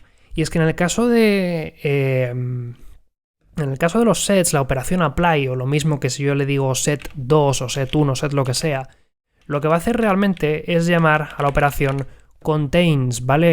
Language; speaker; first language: Spanish; native; Spanish